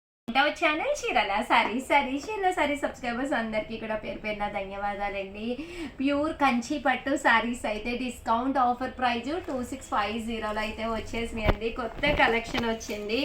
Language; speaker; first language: Telugu; native; Telugu